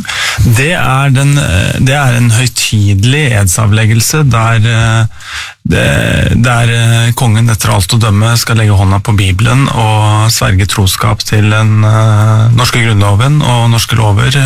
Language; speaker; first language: Norwegian; native; Norwegian